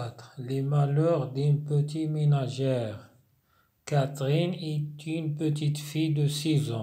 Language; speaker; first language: French; non-native, local second language; Arabic